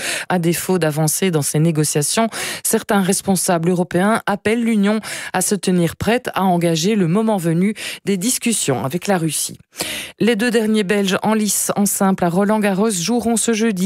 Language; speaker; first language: French; native; French